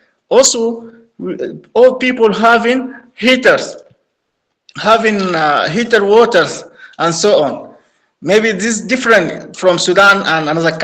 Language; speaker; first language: English; non-native, learner; Arabic